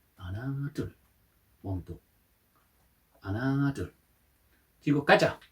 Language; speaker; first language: Korean; non-native, learner; Italian